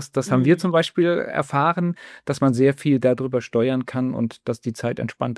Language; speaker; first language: German; native; German